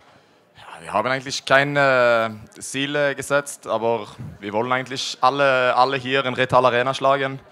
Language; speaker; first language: German; non-native, learner; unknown